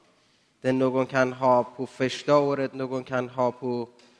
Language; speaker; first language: Swedish; non-native, learner; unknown